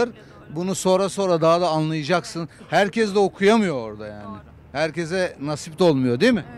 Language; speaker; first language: Turkish; native; Turkish